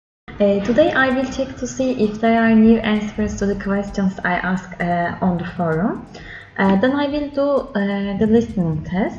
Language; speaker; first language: English; non-native, learner; Turkish